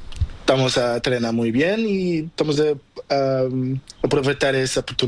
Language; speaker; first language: Spanish; non-native, learner; Portuguese